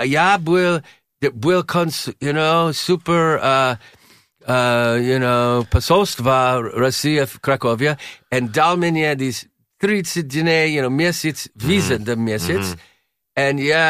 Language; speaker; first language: Russian; non-native, learner; English